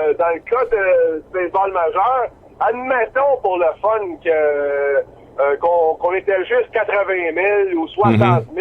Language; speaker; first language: French; native; French